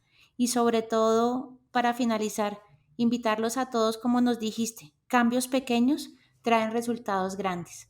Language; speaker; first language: Spanish; native; Spanish